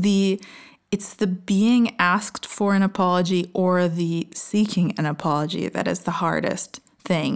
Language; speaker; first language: English; native; English